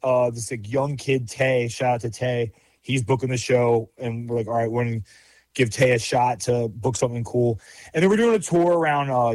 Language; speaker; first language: English; native; English